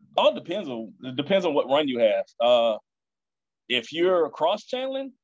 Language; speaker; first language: English; native; English